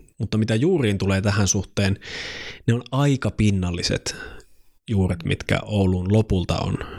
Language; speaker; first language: Finnish; native; Finnish